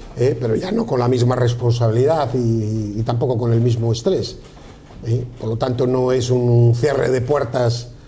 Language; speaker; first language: Spanish; native; Spanish